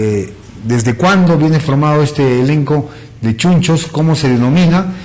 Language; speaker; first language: Spanish; native; Spanish